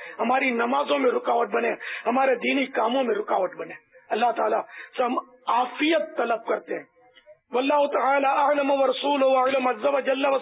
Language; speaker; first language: Urdu; native; Urdu